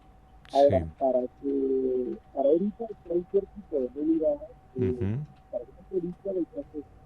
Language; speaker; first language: Spanish; native; Spanish